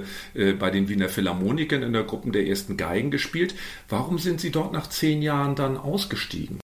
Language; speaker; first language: German; native; German